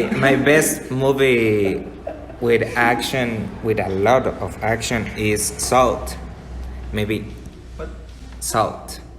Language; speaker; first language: English; non-native, learner; Spanish